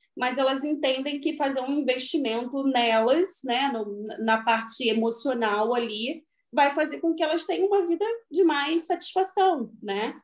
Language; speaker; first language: Portuguese; native; Portuguese